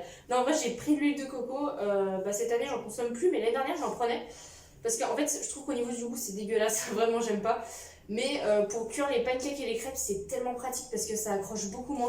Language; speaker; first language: French; native; French